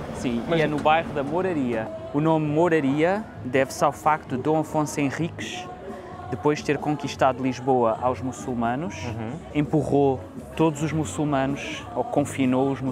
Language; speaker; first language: Portuguese; native; Portuguese